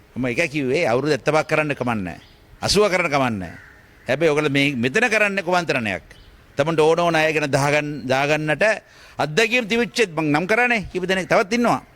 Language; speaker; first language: Sinhala; non-native, local second language; Tamil